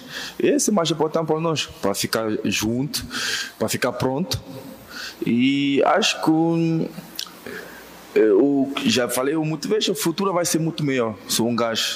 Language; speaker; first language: Portuguese; non-native, fluent; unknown